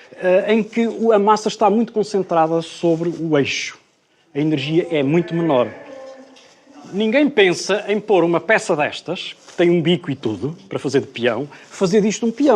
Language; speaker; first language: Portuguese; native; Portuguese